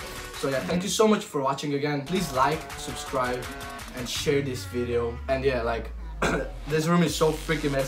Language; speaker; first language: English; non-native, fluent; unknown